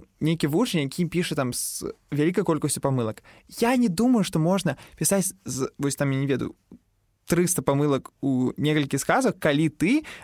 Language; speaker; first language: Belarusian; non-native, local second language; Russian